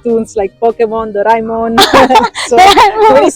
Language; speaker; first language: English; non-native, fluent; Italian